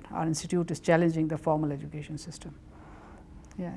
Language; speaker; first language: English; non-native, local second language; Urdu